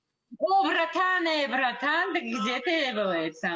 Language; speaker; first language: Russian; non-native, learner; Uzbek